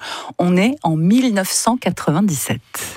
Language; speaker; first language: French; native; French